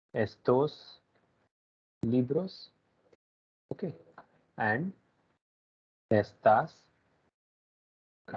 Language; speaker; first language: Spanish; non-native, fluent; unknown